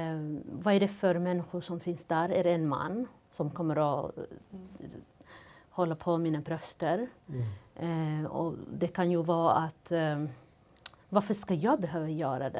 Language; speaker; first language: Swedish; non-native, fluent; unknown